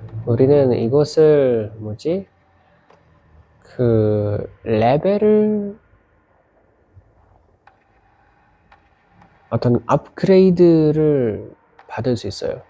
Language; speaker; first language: Korean; non-native, learner; Indonesian